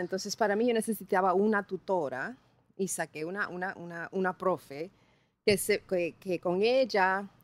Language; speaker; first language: Spanish; early bilingual, heritage; Spanish